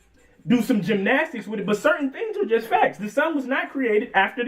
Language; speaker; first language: English; native; English